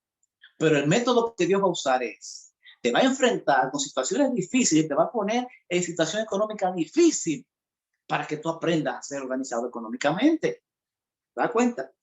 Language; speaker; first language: Spanish; native; Spanish